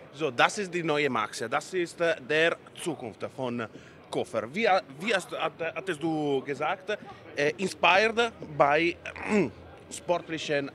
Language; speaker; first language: German; non-native, learner; Italian